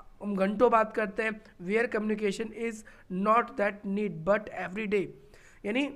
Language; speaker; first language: Hindi; native; Hindi